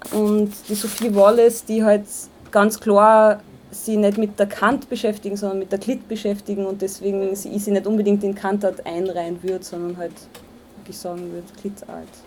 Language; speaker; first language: German; native; German